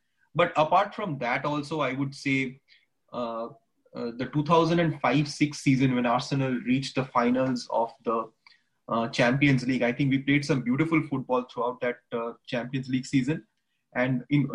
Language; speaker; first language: English; non-native, local second language; Bangla